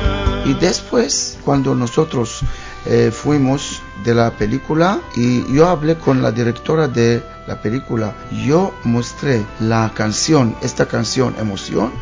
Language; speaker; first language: Spanish; non-native, learner; Hebrew